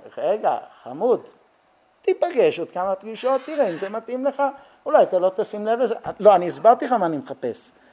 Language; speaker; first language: Hebrew; native; Hebrew